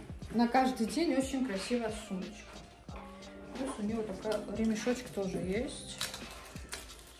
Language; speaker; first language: Russian; native; Russian